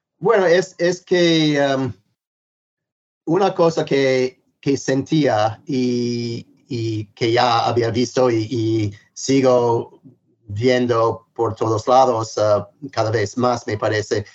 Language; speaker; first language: Spanish; non-native, fluent; English